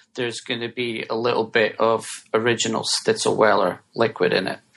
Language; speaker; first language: English; native; English